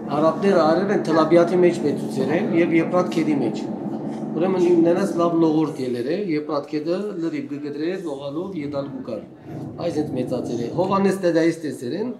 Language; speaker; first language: Armenian; early bilingual, heritage; Armenian